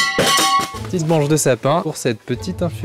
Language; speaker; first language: French; native; French